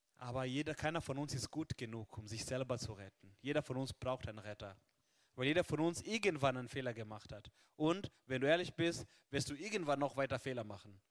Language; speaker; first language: German; non-native, fluent; Swahili